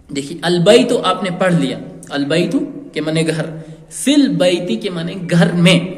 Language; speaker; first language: Urdu; native; Urdu